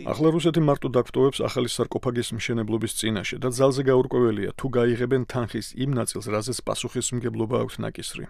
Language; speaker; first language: Georgian; native; Georgian